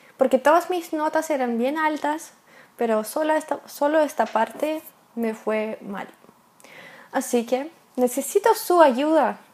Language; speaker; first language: Spanish; non-native, fluent; Russian